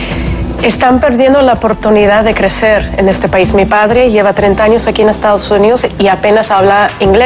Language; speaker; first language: Spanish; non-native, fluent; Russian